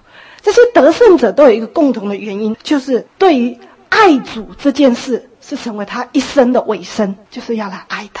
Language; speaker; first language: Chinese; native; Chinese